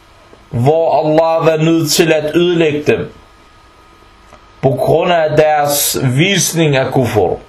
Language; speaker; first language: Danish; early bilingual, other home language; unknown